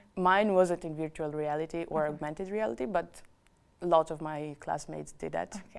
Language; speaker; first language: English; non-native, fluent; Romanian